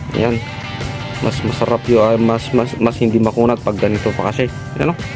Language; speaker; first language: Filipino; non-native, local second language; Iloko